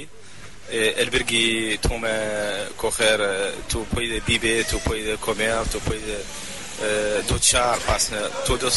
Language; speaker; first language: Spanish; non-native, learner; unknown